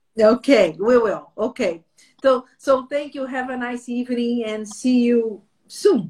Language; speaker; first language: English; non-native, learner; Portuguese